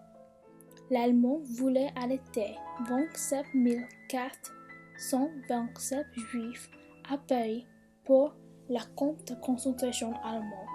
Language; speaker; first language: French; non-native, learner; English